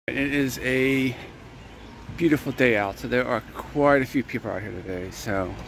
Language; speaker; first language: English; native; English